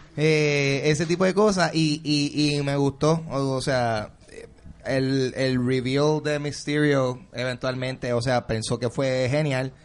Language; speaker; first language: Spanish; native; Spanish